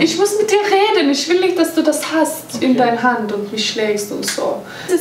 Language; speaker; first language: German; non-native, learner; English